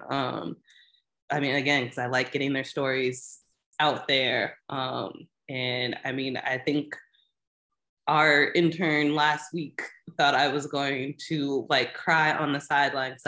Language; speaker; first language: English; native; English